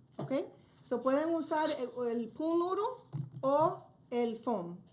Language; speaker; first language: Spanish; early bilingual, heritage; Spanish